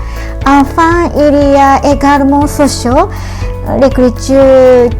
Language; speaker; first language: French; non-native, learner; Japanese